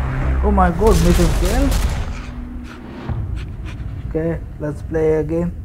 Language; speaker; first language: English; non-native, learner; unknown